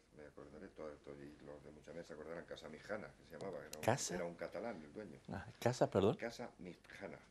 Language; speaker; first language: Spanish; native; Spanish